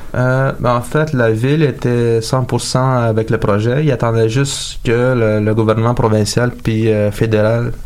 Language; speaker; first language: French; native; French